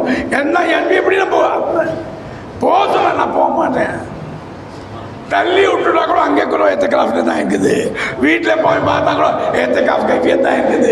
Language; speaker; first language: Tamil; non-native, learner; Urdu